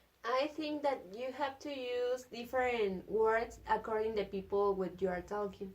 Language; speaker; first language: English; non-native, learner; Spanish